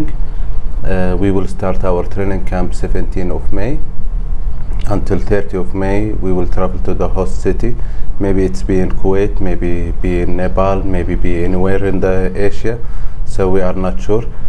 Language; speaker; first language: English; non-native, learner; Arabic